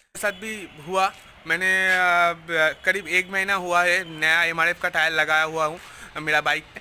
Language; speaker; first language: Hindi; non-native, local second language; Bangla